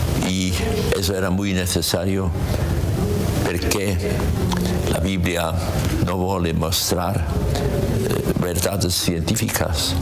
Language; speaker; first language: Spanish; non-native, learner; German